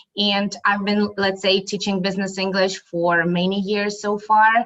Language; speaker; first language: English; non-native, fluent; Russian